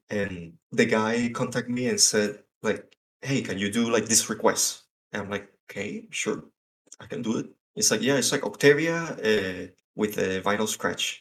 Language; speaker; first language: English; non-native, fluent; Spanish